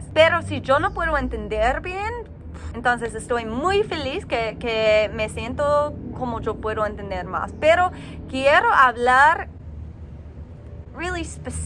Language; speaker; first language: Spanish; non-native, learner; English